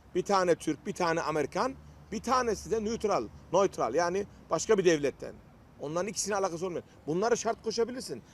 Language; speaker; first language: Turkish; early bilingual, heritage; Turkish